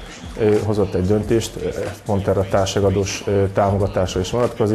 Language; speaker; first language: Hungarian; native; Hungarian